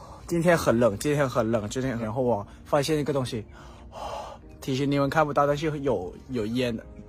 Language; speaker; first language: Chinese; non-native, learner; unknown